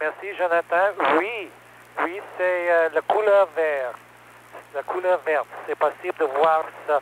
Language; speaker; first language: French; non-native, learner; English